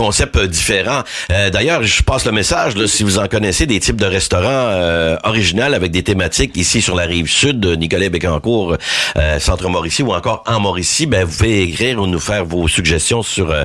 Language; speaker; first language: French; native; French